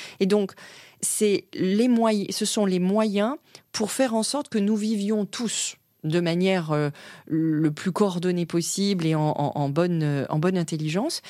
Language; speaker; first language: French; native; French